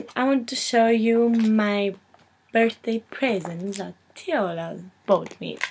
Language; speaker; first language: English; non-native, fluent; Greek